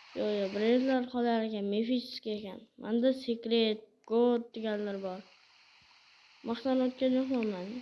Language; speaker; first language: Uzbek; non-native, local second language; Kara-Kalpak